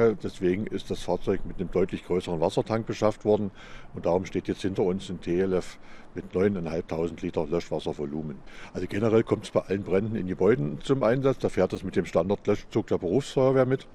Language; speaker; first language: German; native; German